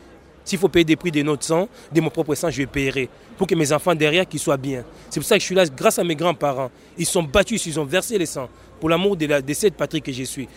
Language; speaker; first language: French; early bilingual, other home language; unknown